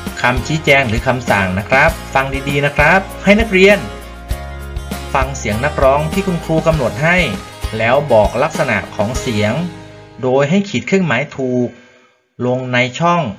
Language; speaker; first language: Thai; native; Thai